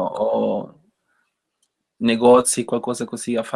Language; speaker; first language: Italian; non-native, learner; Spanish